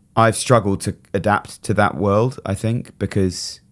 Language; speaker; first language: English; native; English